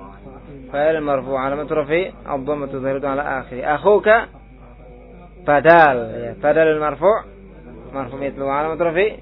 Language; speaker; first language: Arabic; non-native, fluent; Indonesian